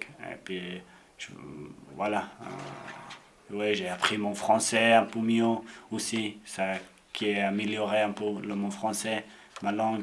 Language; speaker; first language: French; non-native, learner; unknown